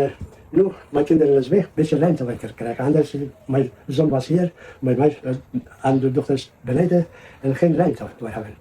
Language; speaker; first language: Dutch; non-native, learner; Persian